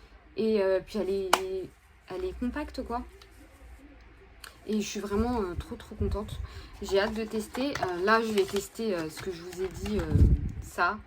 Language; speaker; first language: French; native; French